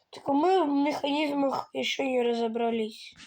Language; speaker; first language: Russian; native; Russian